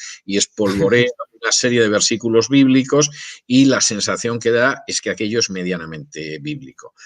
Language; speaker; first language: Spanish; native; Spanish